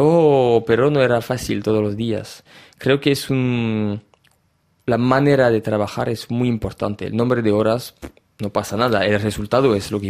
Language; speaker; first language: Spanish; early bilingual, heritage; French